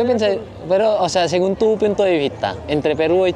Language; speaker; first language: Spanish; non-native, fluent; Indonesian